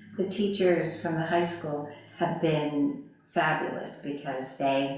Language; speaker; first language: English; native; English